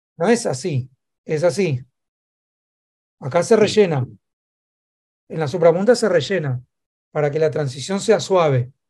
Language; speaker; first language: Spanish; native; Spanish